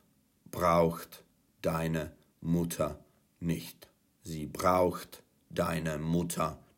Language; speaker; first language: German; non-native, fluent; Czech